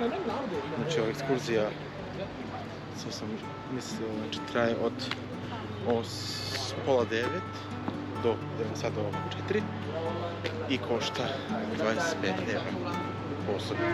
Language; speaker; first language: Bosnian; native; Bosnian